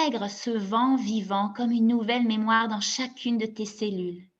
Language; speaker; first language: French; native; French